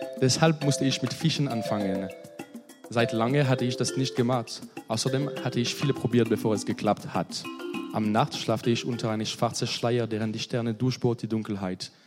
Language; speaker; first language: German; non-native, learner; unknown